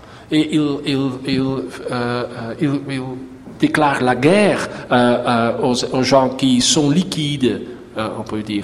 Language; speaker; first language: French; non-native, learner; Dutch